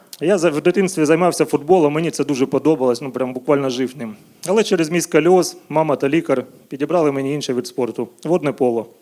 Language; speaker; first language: Ukrainian; native; Ukrainian